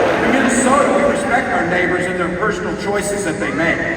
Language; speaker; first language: English; native; English